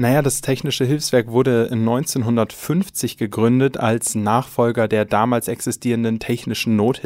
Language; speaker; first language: German; native; German